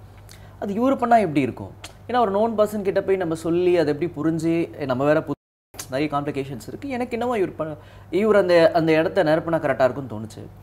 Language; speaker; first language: Tamil; native; Tamil